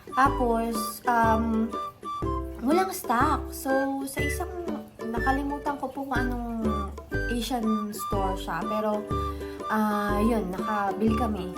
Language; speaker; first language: Filipino; native; Filipino